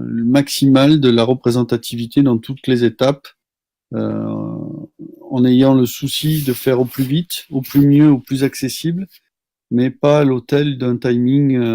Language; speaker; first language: French; native; French